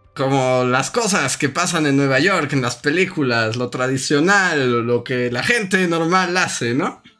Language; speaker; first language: Spanish; native; Spanish